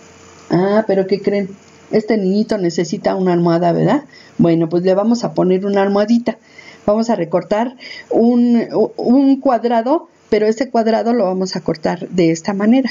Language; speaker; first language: Spanish; native; Spanish